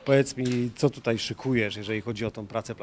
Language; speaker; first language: Polish; native; Polish